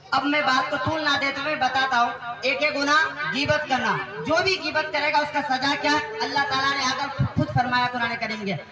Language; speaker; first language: Urdu; non-native, local second language; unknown